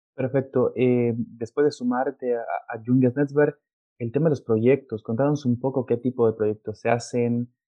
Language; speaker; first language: Spanish; native; Spanish